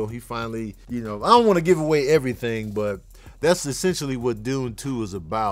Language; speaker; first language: English; native; English